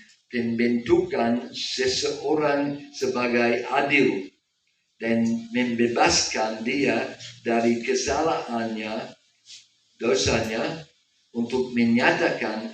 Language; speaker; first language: Indonesian; non-native, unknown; English